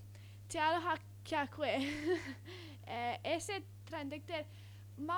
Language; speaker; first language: Spanish; non-native, learner; English